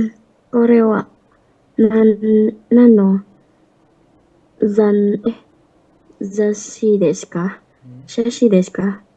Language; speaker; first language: Japanese; non-native, learner; Indonesian